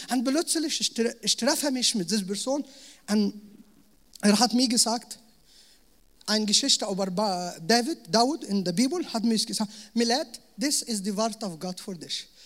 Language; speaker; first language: German; non-native, learner; Arabic